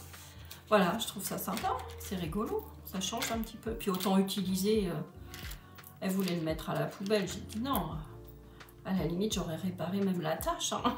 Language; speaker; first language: French; native; French